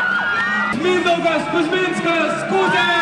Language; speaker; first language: Lithuanian; native; Lithuanian